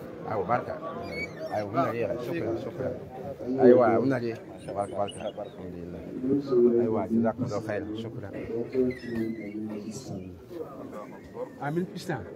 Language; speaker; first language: Arabic; non-native, fluent; Mossi